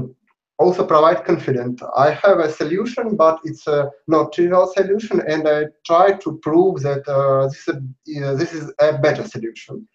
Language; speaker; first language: English; non-native, learner; Russian